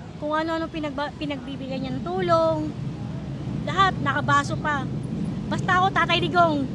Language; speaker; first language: Filipino; non-native, local second language; Tausug